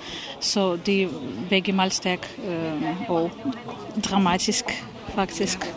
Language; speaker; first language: Danish; non-native, fluent; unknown